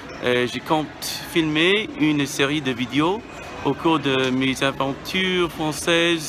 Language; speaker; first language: French; non-native, learner; English